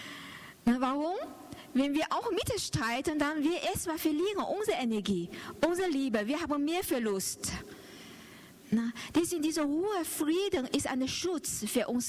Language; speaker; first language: German; non-native, learner; Chinese